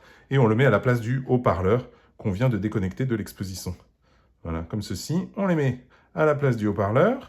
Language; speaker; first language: French; native; French